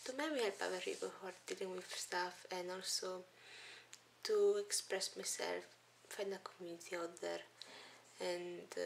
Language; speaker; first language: English; early bilingual, other home language; Italian